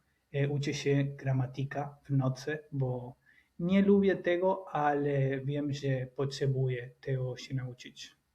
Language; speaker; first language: Polish; non-native, learner; Spanish